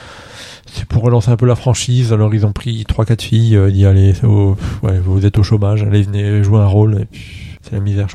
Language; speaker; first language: French; native; French